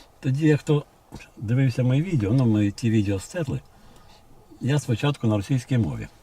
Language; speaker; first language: Ukrainian; non-native, local second language; Russian